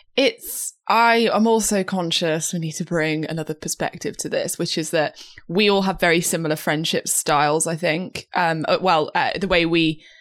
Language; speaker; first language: English; native; English